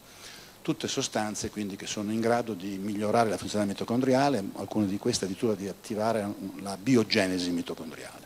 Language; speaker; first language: Italian; native; Italian